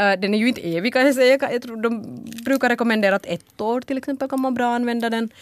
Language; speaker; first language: Swedish; early bilingual, other home language; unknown